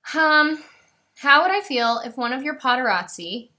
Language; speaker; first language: English; native; English